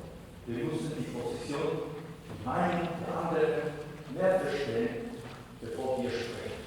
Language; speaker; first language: German; non-native, fluent; Spanish